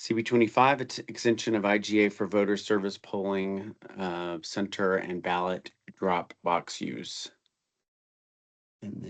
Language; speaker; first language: English; native; English